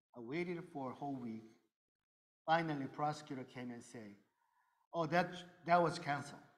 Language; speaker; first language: English; early bilingual, other home language; Korean